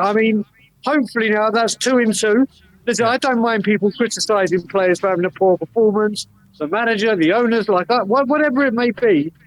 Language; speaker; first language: English; native; English